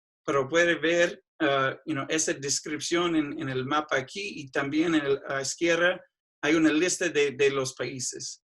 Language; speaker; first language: Spanish; non-native, fluent; English